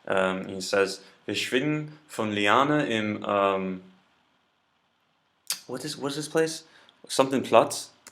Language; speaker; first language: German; non-native, learner; English